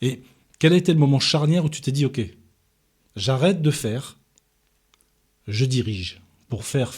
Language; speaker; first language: French; native; French